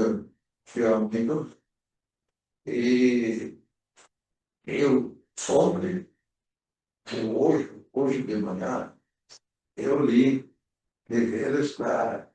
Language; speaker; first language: Portuguese; early bilingual, other home language; German